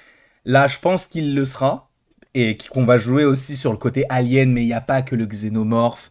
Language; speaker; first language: French; native; French